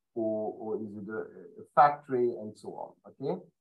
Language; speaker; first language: English; non-native, fluent; German